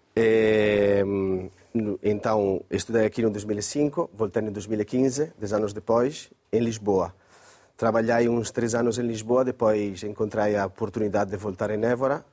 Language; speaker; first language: Portuguese; non-native, fluent; Italian